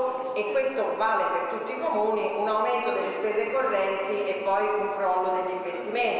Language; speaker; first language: Italian; native; Italian